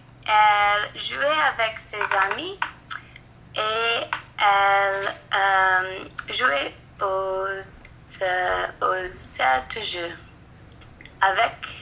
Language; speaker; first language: French; non-native, learner; English